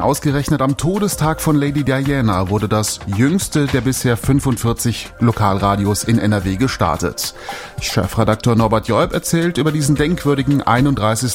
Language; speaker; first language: German; native; German